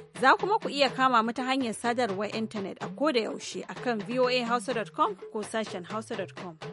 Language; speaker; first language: Hausa; native; Hausa